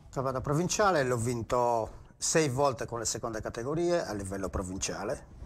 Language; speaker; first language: Italian; native; Italian